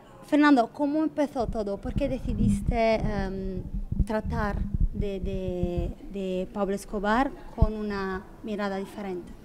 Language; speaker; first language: Spanish; non-native, fluent; Italian